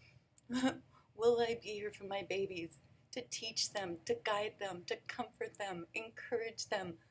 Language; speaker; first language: English; native; English